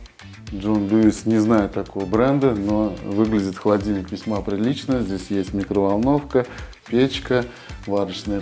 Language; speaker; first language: Russian; native; Russian